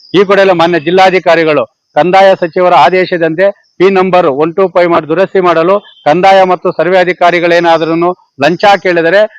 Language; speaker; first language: Kannada; native; Kannada